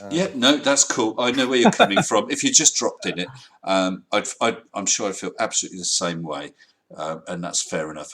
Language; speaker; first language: English; native; English